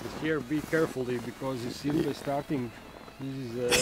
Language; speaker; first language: English; non-native, learner; Latvian